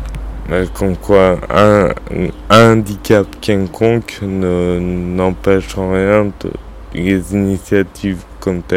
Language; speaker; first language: French; native; French